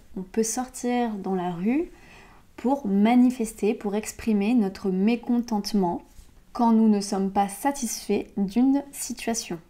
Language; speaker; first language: French; native; French